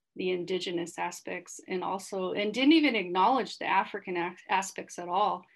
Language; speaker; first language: English; native; English